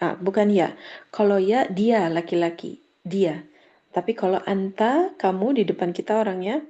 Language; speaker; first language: Indonesian; native; Indonesian